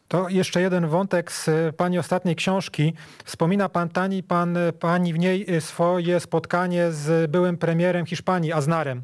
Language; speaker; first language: Polish; native; Polish